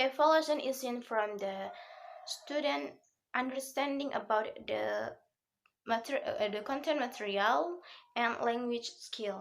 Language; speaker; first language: English; non-native, learner; Indonesian